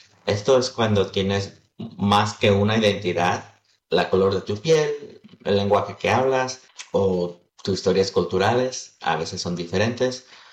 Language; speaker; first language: Spanish; early bilingual, heritage; Spanish